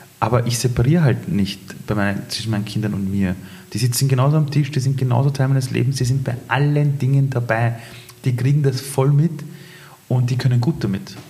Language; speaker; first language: German; early bilingual, other home language; Persian